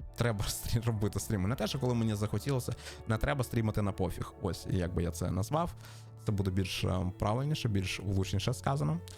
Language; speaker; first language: Ukrainian; native; Ukrainian